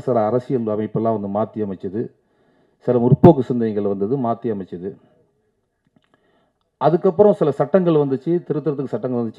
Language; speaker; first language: Tamil; native; Tamil